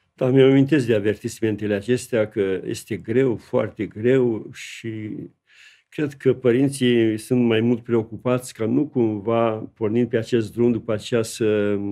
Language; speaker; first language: Romanian; native; Romanian